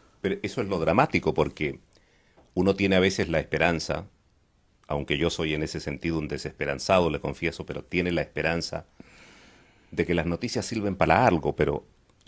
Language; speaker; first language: Spanish; native; Spanish